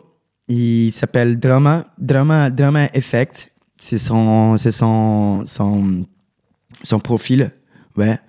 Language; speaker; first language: French; non-native, learner; Portuguese